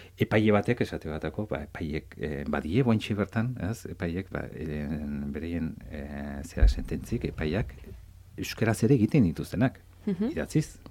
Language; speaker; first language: Basque; native; Basque